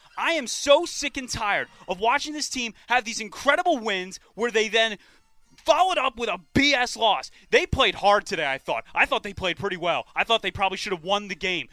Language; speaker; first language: English; native; English